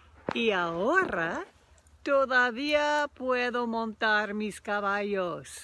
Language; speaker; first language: Spanish; non-native, fluent; English